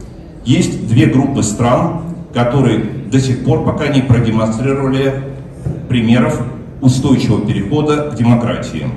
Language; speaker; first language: Russian; native; Russian